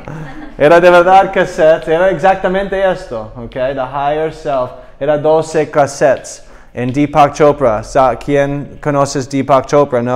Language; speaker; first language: Spanish; non-native, learner; English